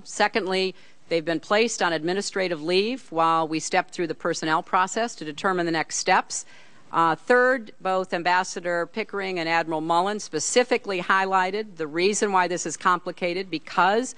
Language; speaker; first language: English; native; English